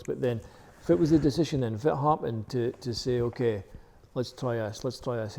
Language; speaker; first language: English; native; English